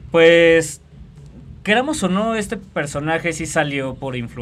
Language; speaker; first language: Spanish; native; Spanish